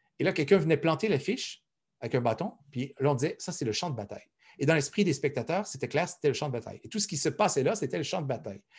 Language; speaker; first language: French; native; French